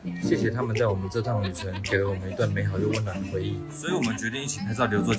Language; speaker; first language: Chinese; native; Chinese